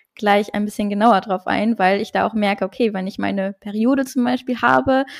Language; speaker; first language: German; non-native, local second language; Luxembourgish